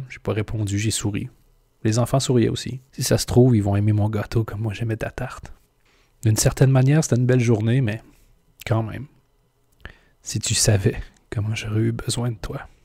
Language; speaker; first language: French; native; French